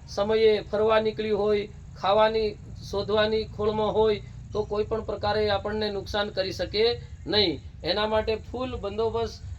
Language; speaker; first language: Gujarati; native; Gujarati